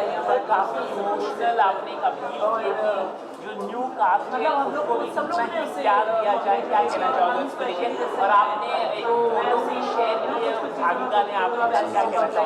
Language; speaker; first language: Hindi; native; Hindi